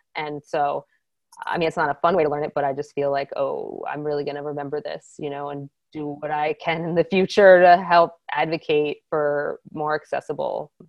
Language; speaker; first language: English; native; English